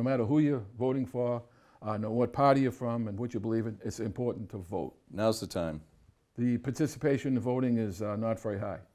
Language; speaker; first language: English; native; English